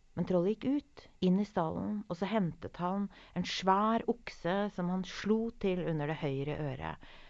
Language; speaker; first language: Norwegian; native; Norwegian